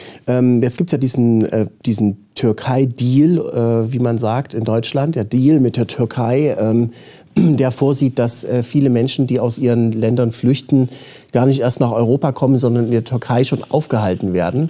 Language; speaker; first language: German; native; German